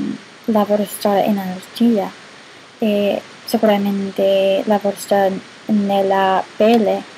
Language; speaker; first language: Italian; non-native, learner; English